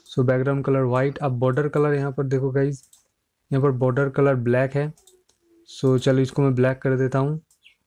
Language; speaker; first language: Hindi; native; Hindi